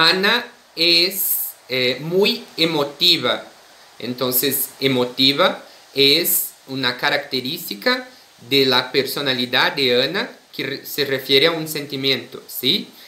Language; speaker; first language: Spanish; non-native, fluent; Portuguese